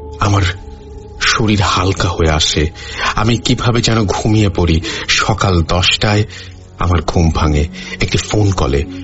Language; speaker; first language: Bangla; native; Bangla